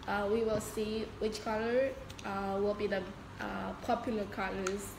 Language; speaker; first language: English; non-native, learner; Chinese